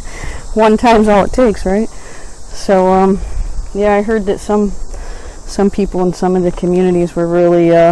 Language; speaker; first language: English; native; English